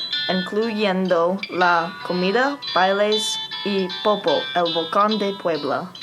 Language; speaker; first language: Spanish; non-native, learner; English